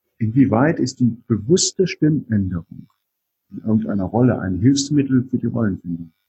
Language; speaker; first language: German; native; German